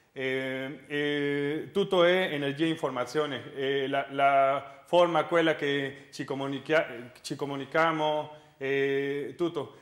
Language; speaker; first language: Italian; non-native, learner; Spanish